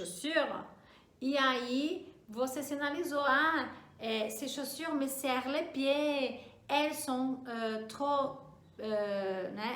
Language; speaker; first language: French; non-native, fluent; Portuguese